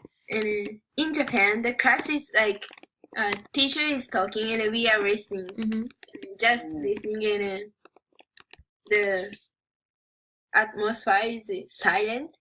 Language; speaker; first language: English; non-native, learner; Japanese